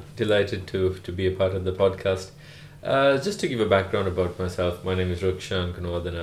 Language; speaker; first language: English; non-native, local second language; Sinhala